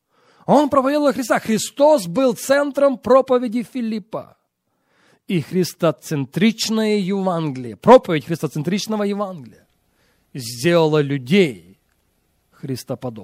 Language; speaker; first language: Russian; native; Russian